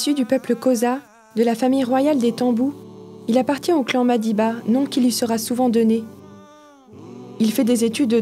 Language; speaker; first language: French; native; French